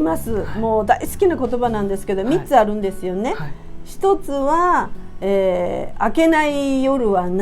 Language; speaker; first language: Japanese; native; Japanese